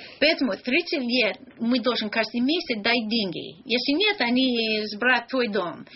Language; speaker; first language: Russian; non-native, learner; English